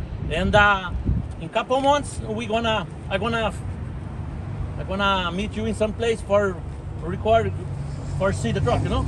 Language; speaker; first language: English; non-native, learner; Portuguese